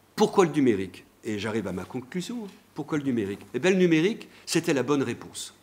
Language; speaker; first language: French; native; French